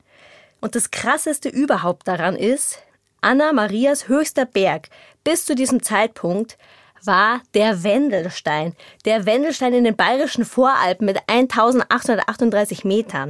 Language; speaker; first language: German; native; German